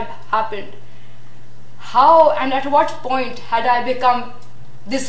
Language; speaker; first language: English; non-native, local second language; Urdu